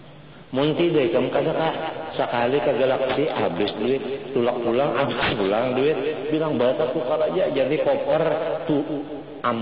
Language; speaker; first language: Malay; non-native, local second language; Banjar